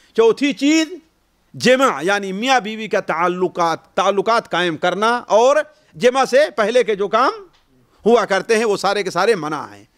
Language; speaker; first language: Urdu; native; Urdu